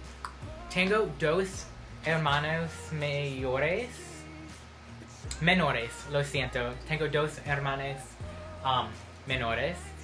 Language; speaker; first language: Spanish; non-native, learner; English